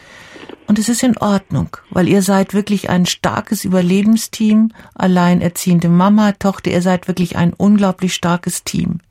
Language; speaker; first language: German; native; German